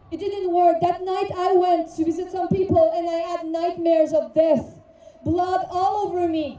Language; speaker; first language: English; native; English